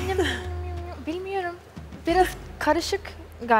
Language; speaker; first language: Turkish; non-native, learner; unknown